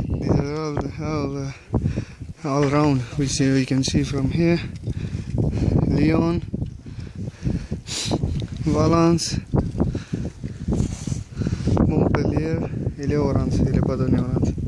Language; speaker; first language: English; non-native, learner; French